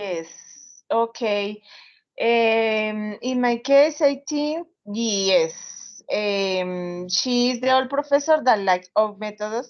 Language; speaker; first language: English; non-native, learner; Spanish